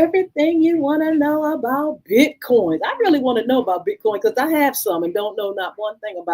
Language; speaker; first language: English; native; English